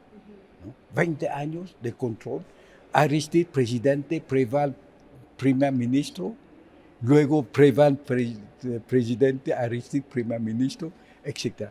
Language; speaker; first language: Spanish; non-native, fluent; Haitian Creole